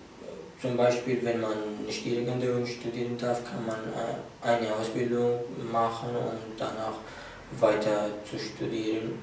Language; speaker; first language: German; non-native, fluent; Arabic